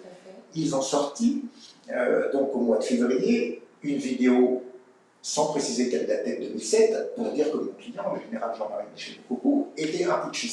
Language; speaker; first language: French; native; French